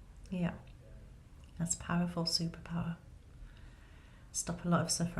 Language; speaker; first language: English; native; English